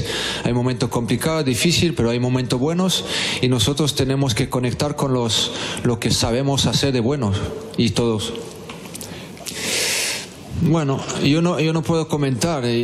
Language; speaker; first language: Spanish; non-native, fluent; French